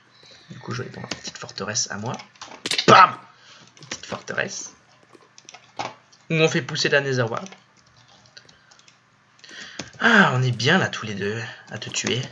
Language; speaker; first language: French; native; French